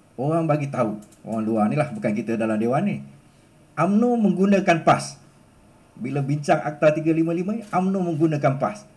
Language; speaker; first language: Malay; native; Malay